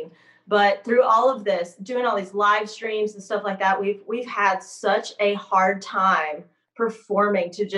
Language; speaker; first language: English; native; English